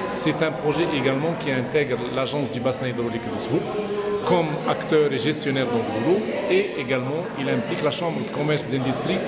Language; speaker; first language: French; non-native, local second language; Arabic